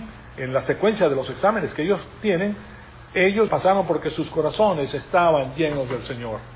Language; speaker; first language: Spanish; native; Spanish